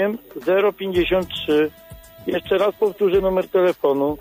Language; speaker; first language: Polish; native; Polish